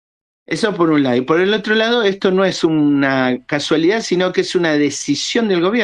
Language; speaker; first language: Spanish; native; Spanish